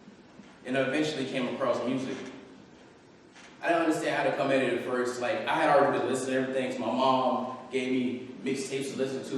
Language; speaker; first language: English; native; English